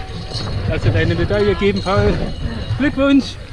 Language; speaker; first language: German; native; German